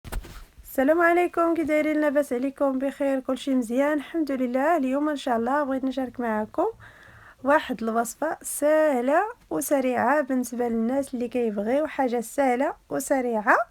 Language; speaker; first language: Arabic; native; Arabic